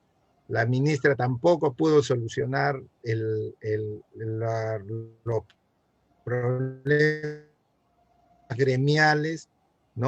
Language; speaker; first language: Spanish; native; Spanish